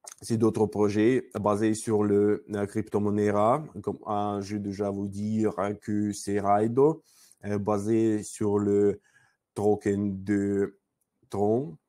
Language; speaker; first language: French; non-native, learner; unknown